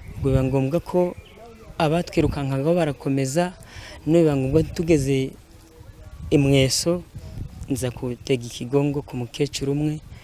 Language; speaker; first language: Kinyarwanda; early bilingual, heritage; Kinyarwanda